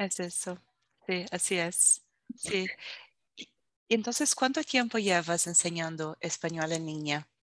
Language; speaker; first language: Spanish; non-native, fluent; Portuguese